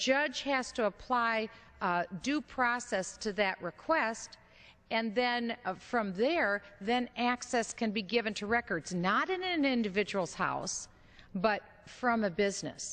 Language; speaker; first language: English; native; English